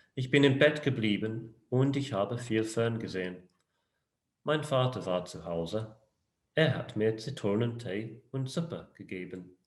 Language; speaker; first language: German; non-native, fluent; English